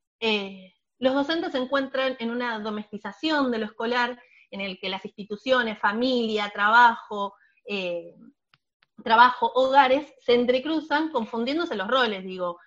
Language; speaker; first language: Spanish; native; Spanish